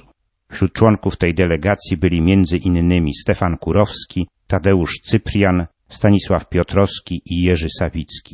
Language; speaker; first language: Polish; native; Polish